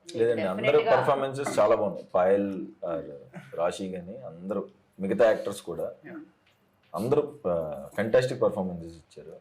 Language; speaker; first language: Telugu; native; Telugu